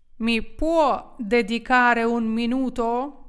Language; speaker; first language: Italian; non-native, fluent; Ukrainian